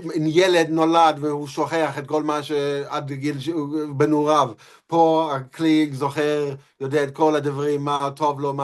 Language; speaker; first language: Hebrew; non-native, fluent; English